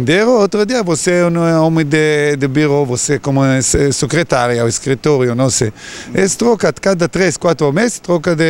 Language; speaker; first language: Portuguese; non-native, learner; Hebrew